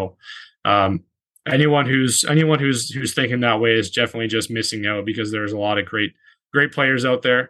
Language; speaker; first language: English; native; English